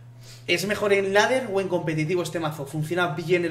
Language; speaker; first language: Portuguese; non-native, learner; Spanish